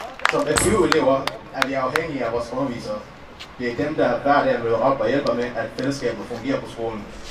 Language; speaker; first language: Danish; non-native, fluent; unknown